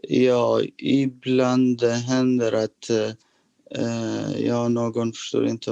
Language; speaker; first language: Swedish; non-native, fluent; Persian